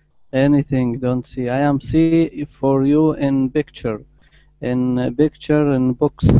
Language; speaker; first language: English; non-native, learner; Arabic